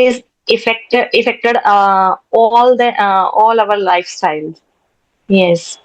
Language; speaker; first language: English; non-native, learner; Hindi